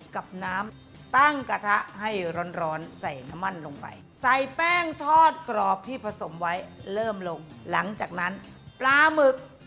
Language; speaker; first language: Thai; native; Thai